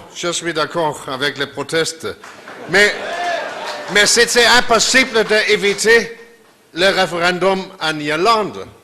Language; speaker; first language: French; non-native, fluent; Danish